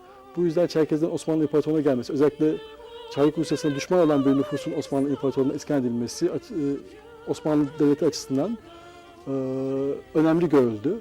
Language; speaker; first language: Turkish; native; Turkish